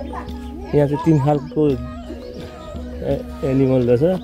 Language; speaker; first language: Nepali; native; Nepali